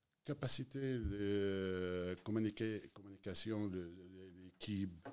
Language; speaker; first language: French; non-native, learner; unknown